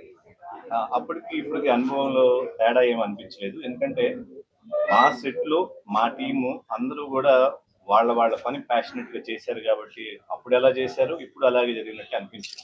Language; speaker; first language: Telugu; native; Telugu